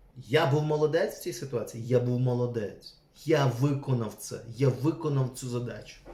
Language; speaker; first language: Ukrainian; non-native, local second language; Russian